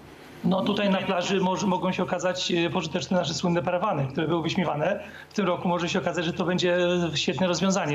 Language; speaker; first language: Polish; native; Polish